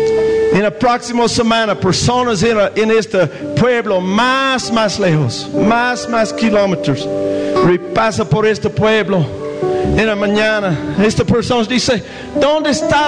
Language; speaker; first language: Spanish; non-native, learner; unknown